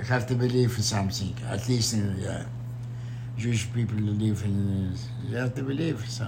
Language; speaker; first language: English; non-native, learner; Romanian